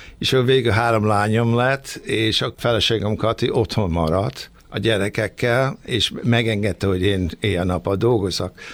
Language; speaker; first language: Hungarian; early bilingual, heritage; Hungarian